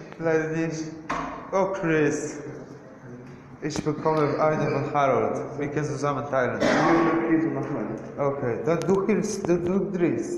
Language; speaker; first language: German; non-native, learner; English